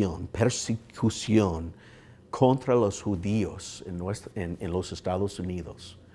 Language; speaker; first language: Spanish; non-native, learner; English